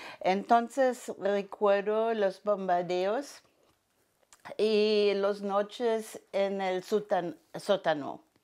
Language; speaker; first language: Spanish; non-native, fluent; German